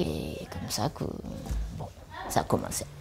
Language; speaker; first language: French; non-native, fluent; Japanese